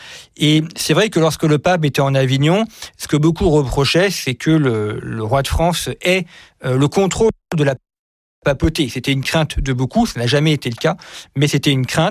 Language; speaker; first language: French; native; French